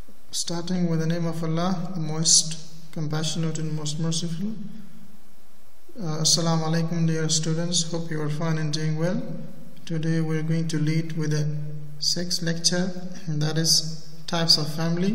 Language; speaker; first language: English; non-native, fluent; Persian